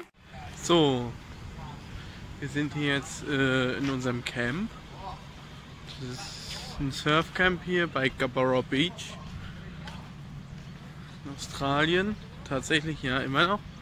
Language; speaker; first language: German; native; German